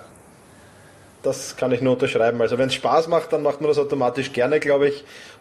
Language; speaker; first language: German; native; German